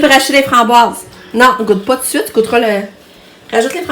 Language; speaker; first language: French; native; French